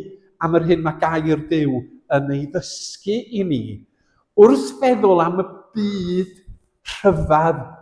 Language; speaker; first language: Welsh; native; Welsh